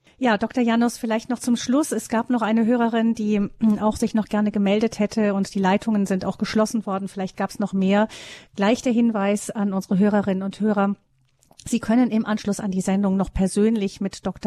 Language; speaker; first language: German; native; German